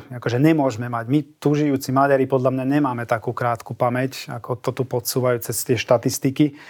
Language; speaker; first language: Slovak; non-native, local second language; Hungarian